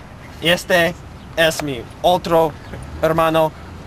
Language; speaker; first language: Spanish; non-native, learner; English